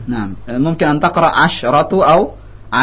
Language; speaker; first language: Arabic; non-native, fluent; Indonesian